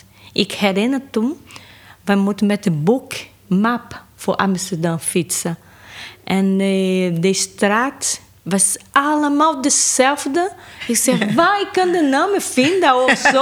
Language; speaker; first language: Dutch; non-native, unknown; Portuguese